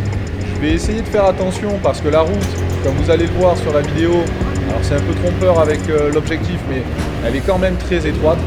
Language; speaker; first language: French; native; French